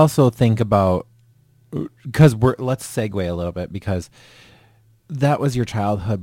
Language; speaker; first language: English; native; English